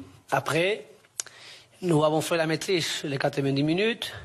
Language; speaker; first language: French; non-native, learner; Spanish